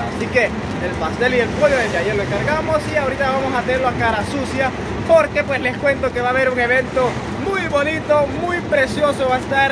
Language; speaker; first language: Spanish; native; Spanish